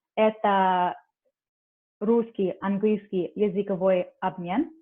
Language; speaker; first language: Russian; non-native, learner; English